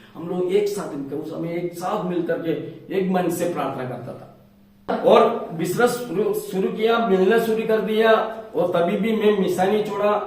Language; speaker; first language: Hindi; non-native, local second language; Malayalam